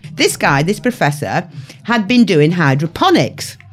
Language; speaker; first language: English; native; English